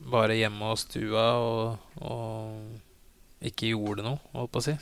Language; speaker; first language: Norwegian; native; Norwegian